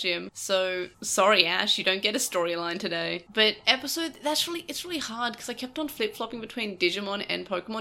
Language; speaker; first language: English; native; English